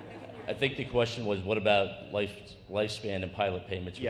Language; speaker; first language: English; native; English